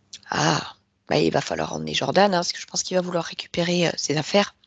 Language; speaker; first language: French; native; French